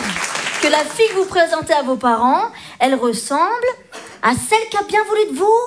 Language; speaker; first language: French; native; French